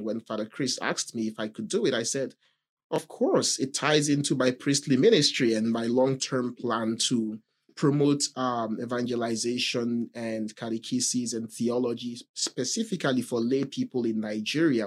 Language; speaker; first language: English; non-native, local second language; Igbo